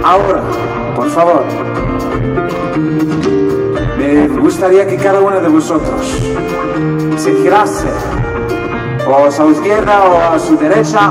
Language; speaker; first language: Spanish; non-native, fluent; French